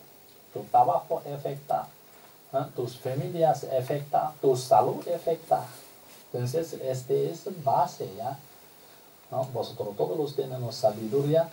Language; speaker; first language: Spanish; non-native, learner; Tibetan